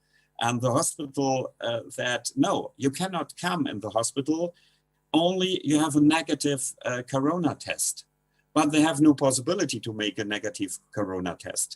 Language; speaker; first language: English; non-native, learner; German